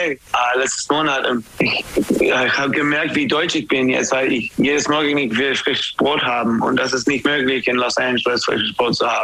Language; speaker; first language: German; non-native, learner; English